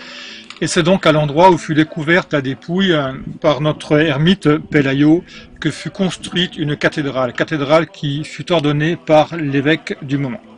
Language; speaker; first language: French; native; French